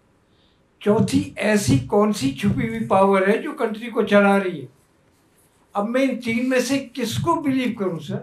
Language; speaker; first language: Urdu; native; Urdu